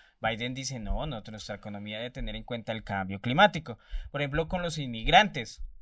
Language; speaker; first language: Spanish; native; Spanish